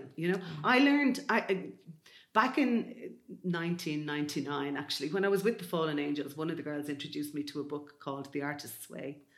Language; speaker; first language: English; native; English